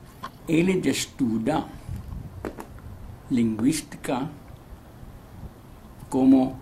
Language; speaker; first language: Portuguese; non-native, learner; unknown